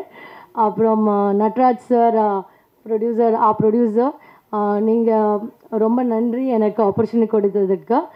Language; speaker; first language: Tamil; non-native, learner; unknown